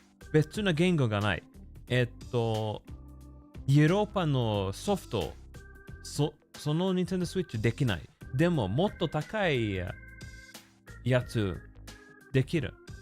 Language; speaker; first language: Japanese; non-native, learner; English